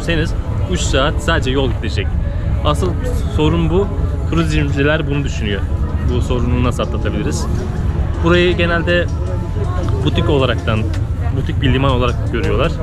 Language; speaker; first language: Turkish; native; Turkish